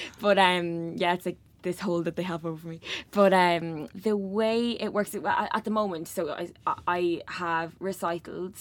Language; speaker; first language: English; native; English